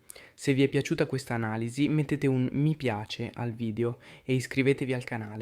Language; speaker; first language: Italian; native; Italian